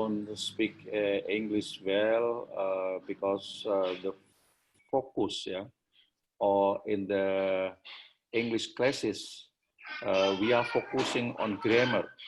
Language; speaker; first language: English; non-native, learner; Indonesian